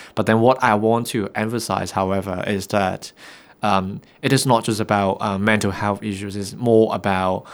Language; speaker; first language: English; non-native, local second language; Cantonese